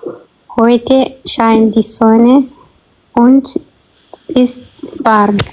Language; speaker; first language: German; non-native, learner; Amharic